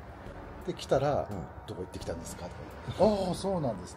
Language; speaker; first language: Japanese; native; Japanese